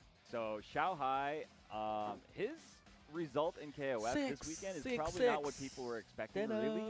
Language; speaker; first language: English; native; English